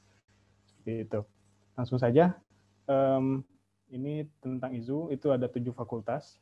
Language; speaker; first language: Indonesian; native; Indonesian